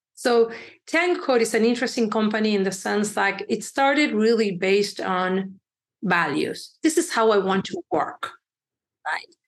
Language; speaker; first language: English; early bilingual, other home language; Spanish